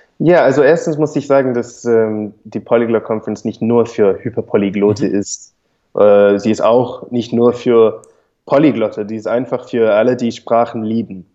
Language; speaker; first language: German; non-native, fluent; English